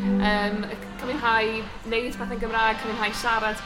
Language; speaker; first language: Welsh; native; Welsh